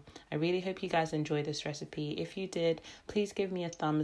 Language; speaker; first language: English; native; English